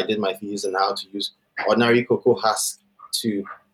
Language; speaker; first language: English; non-native, local second language; Akan